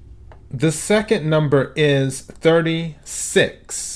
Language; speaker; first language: English; native; English